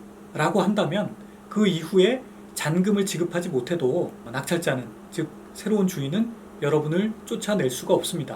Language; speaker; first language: Korean; native; Korean